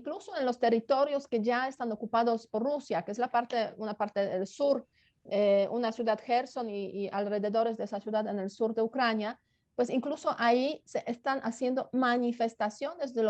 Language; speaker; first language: Spanish; non-native, fluent; Polish